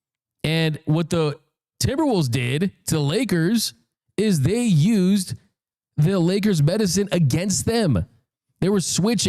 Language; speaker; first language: English; native; English